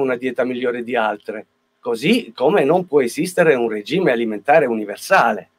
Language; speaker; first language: Italian; native; Italian